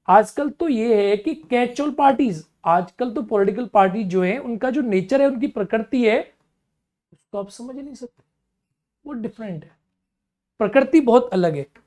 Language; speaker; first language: Hindi; native; Hindi